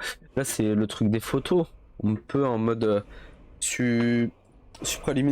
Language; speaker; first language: French; native; French